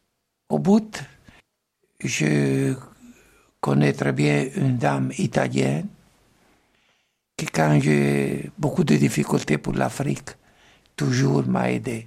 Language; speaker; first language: French; non-native, fluent; Italian